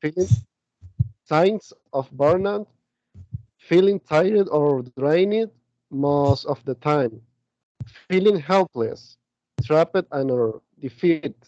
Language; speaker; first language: English; non-native, learner; Spanish